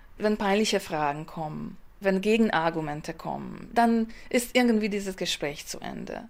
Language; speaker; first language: German; non-native, fluent; Hungarian